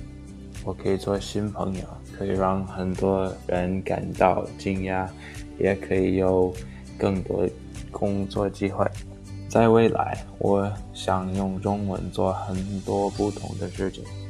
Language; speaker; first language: Chinese; non-native, fluent; English